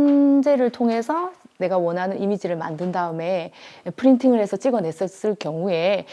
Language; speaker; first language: Korean; native; Korean